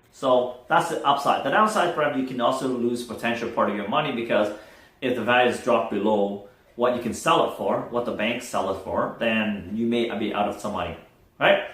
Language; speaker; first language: English; non-native, fluent; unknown